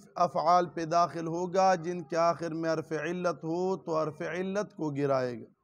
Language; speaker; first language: Urdu; non-native, local second language; Pashto